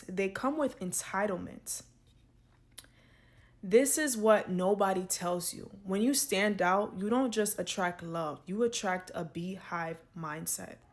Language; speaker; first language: English; native; English